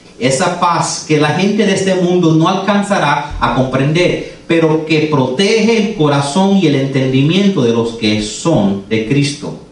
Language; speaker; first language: Spanish; early bilingual, heritage; Spanish